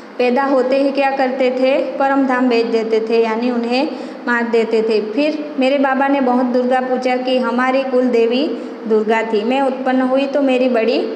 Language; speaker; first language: Hindi; non-native, local second language; Gujarati